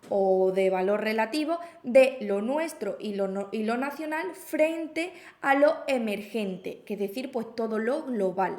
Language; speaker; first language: Spanish; native; Spanish